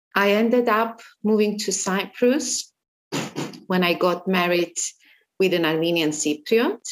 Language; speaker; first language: English; non-native, fluent; Armenian